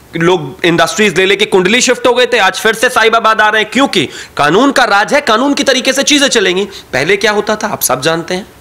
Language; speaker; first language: Hindi; native; Hindi